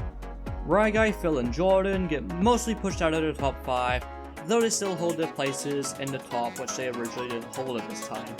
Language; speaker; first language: English; native; English